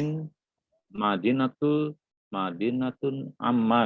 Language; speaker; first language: Arabic; non-native, learner; Indonesian